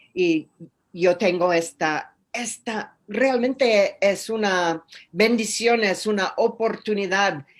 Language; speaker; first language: Spanish; non-native, fluent; English